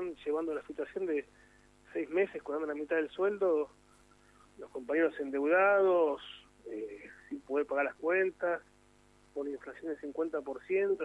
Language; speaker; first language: Spanish; native; Spanish